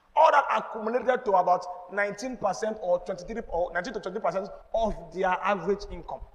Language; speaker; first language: English; non-native, local second language; Yoruba